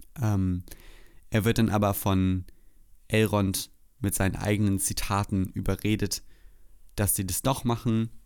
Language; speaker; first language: German; native; German